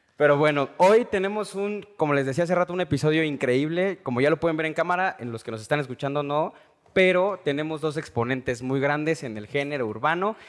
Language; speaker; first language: Spanish; native; Spanish